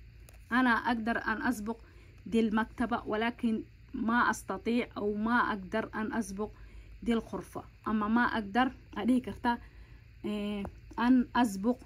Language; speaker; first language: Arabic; non-native, local second language; Somali